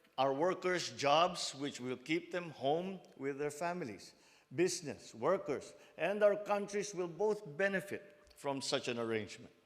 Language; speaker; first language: English; non-native, local second language; Filipino